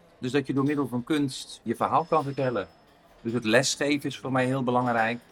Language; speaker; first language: Dutch; native; Dutch